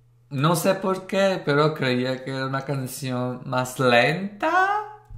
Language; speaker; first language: Spanish; non-native, fluent; Italian